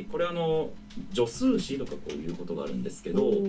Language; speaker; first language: Japanese; native; Japanese